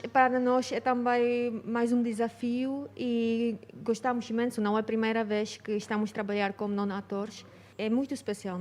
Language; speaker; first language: Portuguese; non-native, fluent; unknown